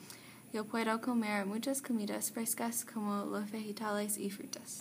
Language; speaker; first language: Spanish; non-native, learner; English